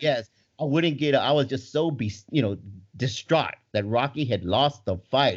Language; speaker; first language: English; native; English